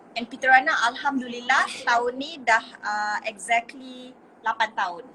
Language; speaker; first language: Malay; native; Malay